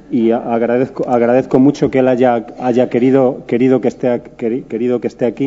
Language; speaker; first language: Spanish; native; Spanish